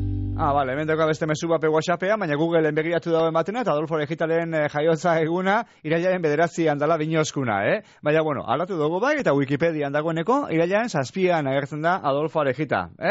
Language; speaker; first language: Basque; native; Basque